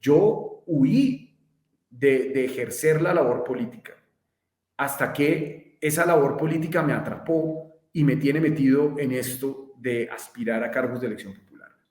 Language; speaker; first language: Spanish; native; Spanish